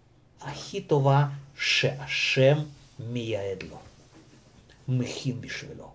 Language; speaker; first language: Hebrew; non-native, fluent; Russian